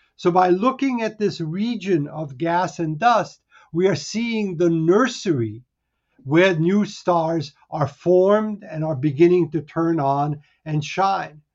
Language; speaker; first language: English; early bilingual, other home language; Hungarian